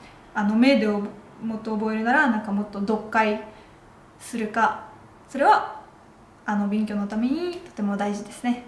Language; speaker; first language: Japanese; non-native, fluent; Russian